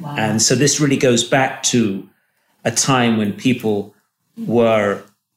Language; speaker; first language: English; native; English